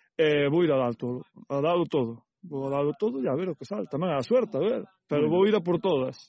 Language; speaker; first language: Galician; native; Galician